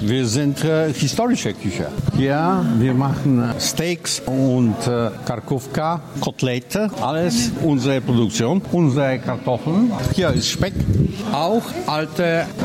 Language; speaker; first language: German; non-native, learner; Polish